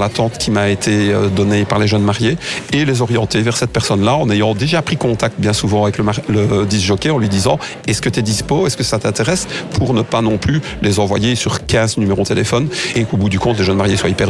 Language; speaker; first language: French; native; French